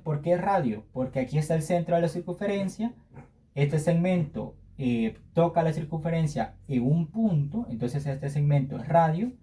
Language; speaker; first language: Spanish; native; Spanish